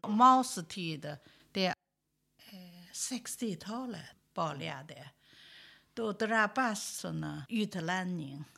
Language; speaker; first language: Swedish; non-native, learner; Chinese